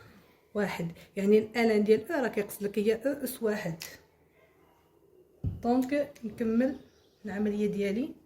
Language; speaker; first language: Arabic; native; Arabic